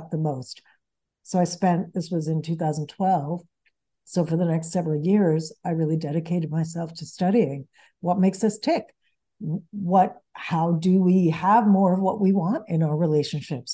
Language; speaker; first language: English; early bilingual, other home language; Spanish